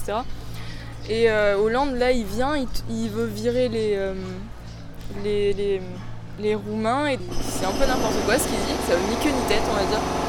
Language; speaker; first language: French; native; French